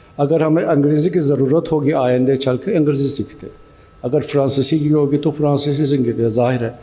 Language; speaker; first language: Urdu; non-native, fluent; Turkish